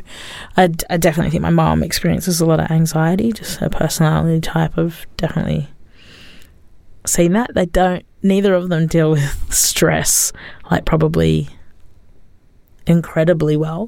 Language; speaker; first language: English; native; English